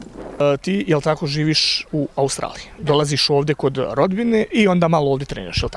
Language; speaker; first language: Serbian; native; Serbian